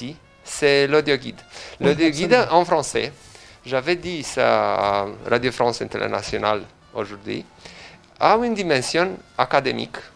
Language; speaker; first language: French; non-native, learner; Romanian